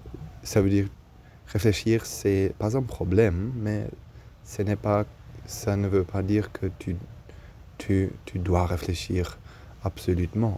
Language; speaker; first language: French; non-native, learner; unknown